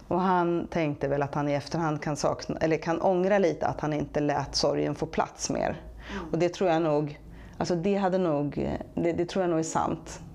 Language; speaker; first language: Swedish; native; Swedish